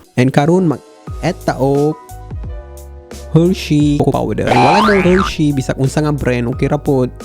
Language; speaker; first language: Cebuano; non-native, learner; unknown